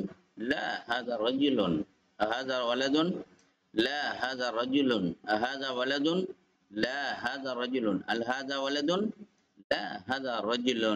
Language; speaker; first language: Arabic; non-native, fluent; Tamil